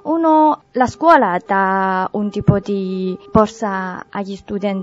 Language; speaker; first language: Italian; non-native, learner; Chinese